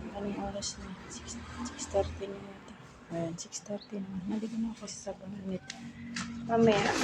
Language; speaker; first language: Filipino; non-native, local second language; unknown